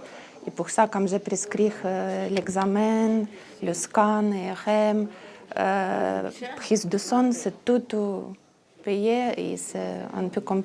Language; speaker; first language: French; non-native, learner; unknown